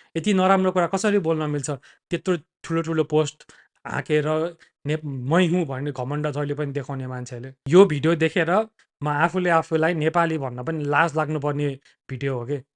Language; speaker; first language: Nepali; native; Nepali